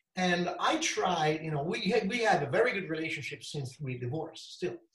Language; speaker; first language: English; non-native, fluent; Italian